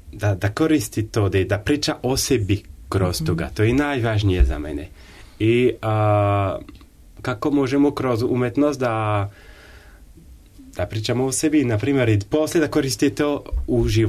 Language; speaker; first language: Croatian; non-native, learner; French